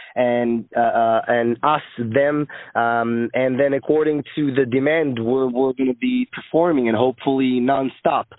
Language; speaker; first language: English; non-native, fluent; Hebrew